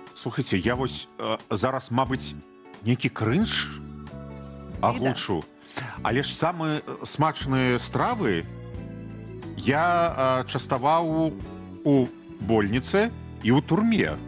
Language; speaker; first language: Belarusian; native; Belarusian